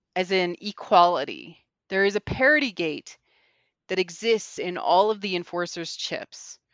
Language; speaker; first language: English; native; English